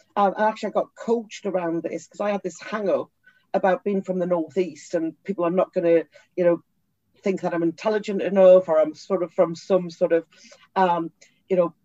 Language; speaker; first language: English; native; English